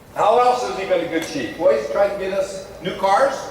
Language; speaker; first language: English; native; English